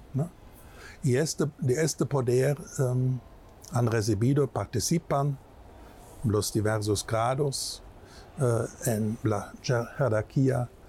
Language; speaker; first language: Spanish; non-native, fluent; German